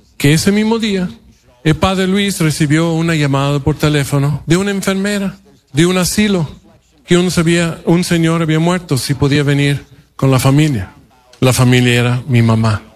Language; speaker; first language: Spanish; non-native, fluent; English